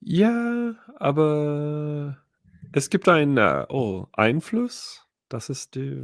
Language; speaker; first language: German; non-native, learner; English